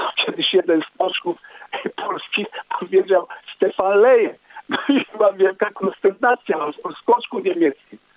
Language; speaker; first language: Polish; native; Polish